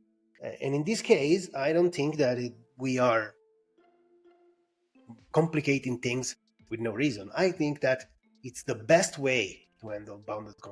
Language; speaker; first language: English; non-native, fluent; Italian